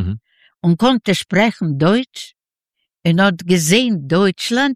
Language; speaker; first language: German; non-native, learner; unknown